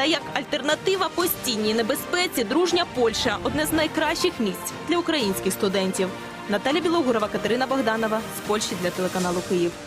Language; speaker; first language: Ukrainian; native; Ukrainian